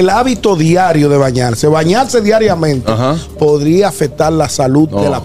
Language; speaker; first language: Spanish; native; Spanish